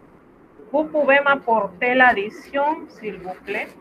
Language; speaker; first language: French; non-native, fluent; Spanish